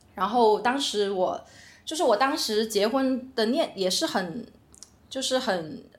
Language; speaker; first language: Chinese; native; Chinese